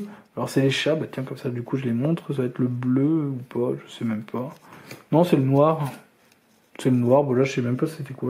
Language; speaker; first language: French; native; French